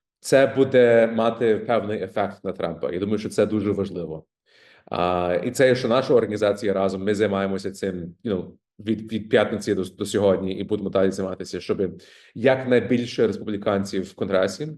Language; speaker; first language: Ukrainian; early bilingual, heritage; Ukrainian